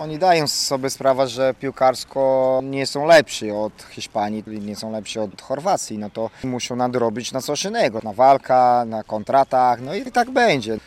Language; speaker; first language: Polish; non-native, fluent; Portuguese